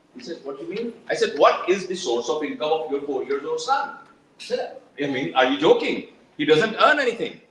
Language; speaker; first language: English; non-native, local second language; Urdu